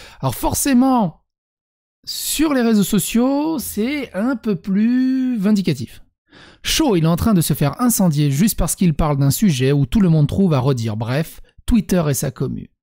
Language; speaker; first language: French; early bilingual, other home language; Serbian